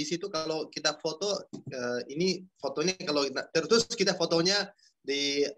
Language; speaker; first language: Indonesian; non-native, fluent; Uzbek